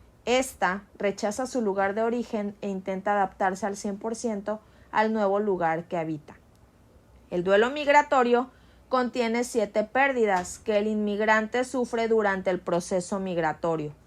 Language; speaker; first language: Spanish; native; Spanish